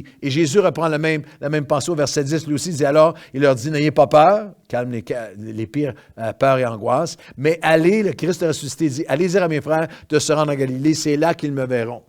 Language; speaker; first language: French; native; French